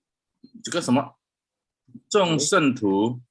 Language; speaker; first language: Chinese; early bilingual, heritage; Chinese